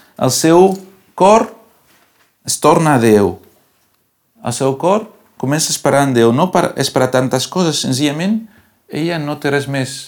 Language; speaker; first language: Catalan; non-native, local second language; Spanish